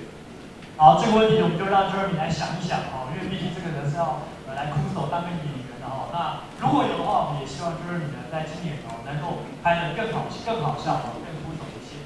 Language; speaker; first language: Chinese; native; Chinese